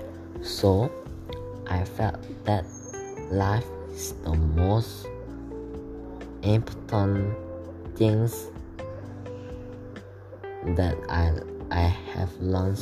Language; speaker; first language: English; non-native, learner; Korean